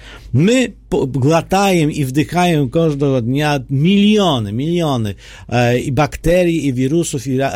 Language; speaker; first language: Polish; non-native, fluent; Ukrainian